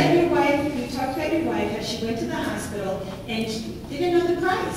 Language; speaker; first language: English; native; English